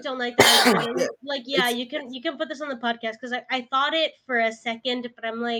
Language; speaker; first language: English; early bilingual, other home language; Spanish